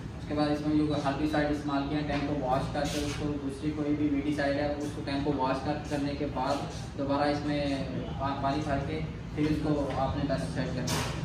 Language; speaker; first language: Urdu; non-native, local second language; Punjabi